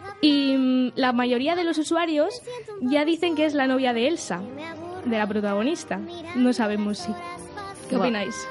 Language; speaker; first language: Spanish; native; Spanish